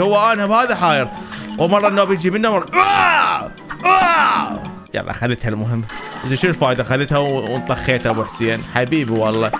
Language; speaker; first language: Arabic; native; Arabic